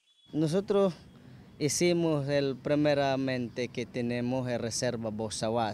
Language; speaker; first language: Spanish; non-native, local second language; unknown